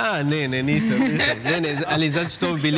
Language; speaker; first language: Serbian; non-native, learner; Arabic